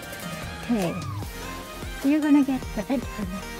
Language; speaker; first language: English; non-native, fluent; Indonesian